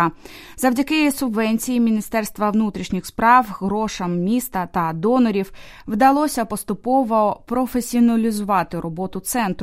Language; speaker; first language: Ukrainian; native; Ukrainian